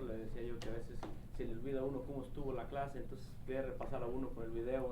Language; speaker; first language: Spanish; native; Spanish